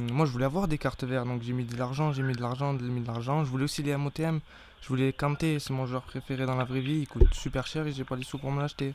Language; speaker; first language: French; native; French